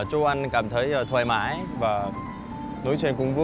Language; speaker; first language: Vietnamese; non-native, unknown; Korean